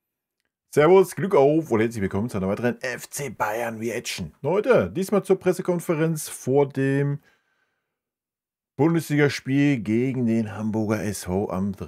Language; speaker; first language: German; native; German